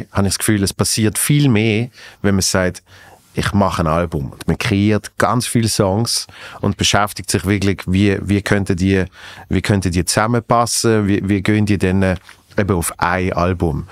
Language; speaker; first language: German; native; German